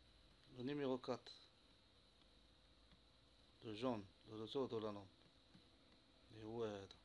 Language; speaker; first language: French; non-native, local second language; Arabic